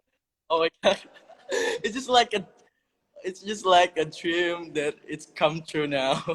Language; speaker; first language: English; non-native, learner; Indonesian